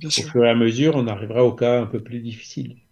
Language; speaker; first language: French; native; French